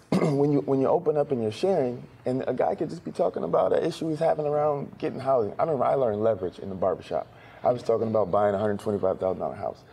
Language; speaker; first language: English; native; English